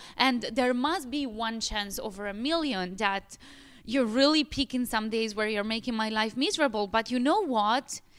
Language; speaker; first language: English; non-native, fluent; Italian